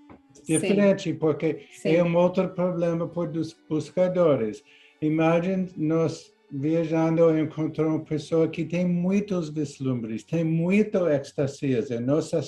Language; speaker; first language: Portuguese; non-native, learner; English